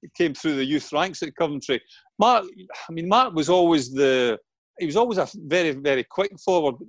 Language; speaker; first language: English; native; English